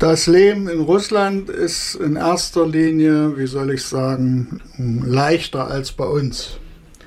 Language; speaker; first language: German; native; German